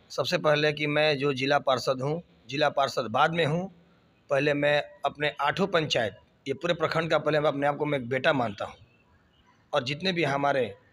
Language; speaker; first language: Hindi; native; Hindi